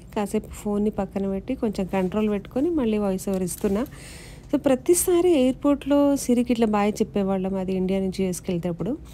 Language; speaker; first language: Telugu; native; Telugu